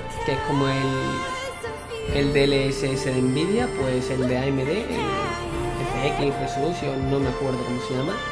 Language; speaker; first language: Spanish; native; Spanish